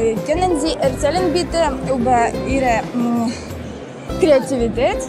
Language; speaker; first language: German; non-native, learner; Russian